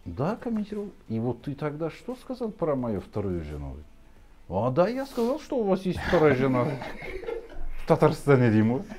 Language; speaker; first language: Russian; non-native, local second language; Kazakh